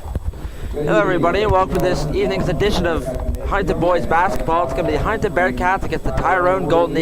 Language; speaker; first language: English; native; English